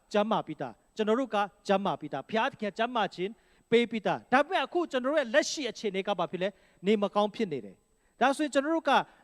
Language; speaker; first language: Burmese; non-native, local second language; Kachin